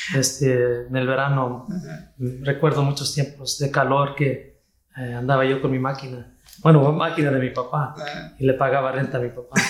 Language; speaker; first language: Spanish; early bilingual, heritage; Spanish